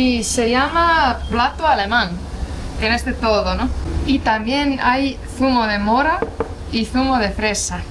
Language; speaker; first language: Spanish; non-native, fluent; Estonian